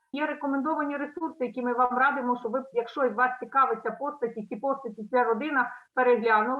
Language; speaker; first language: Ukrainian; native; Ukrainian